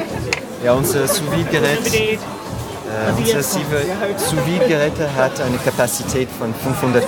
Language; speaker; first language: German; non-native, fluent; French